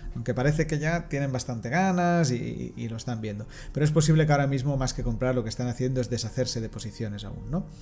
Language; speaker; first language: Spanish; non-native, local second language; Catalan